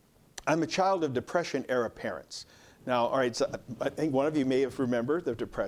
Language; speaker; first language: English; native; English